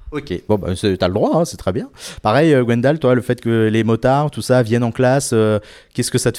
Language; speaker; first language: French; native; French